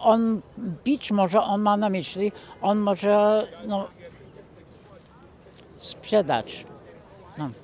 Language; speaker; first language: Polish; non-native, fluent; English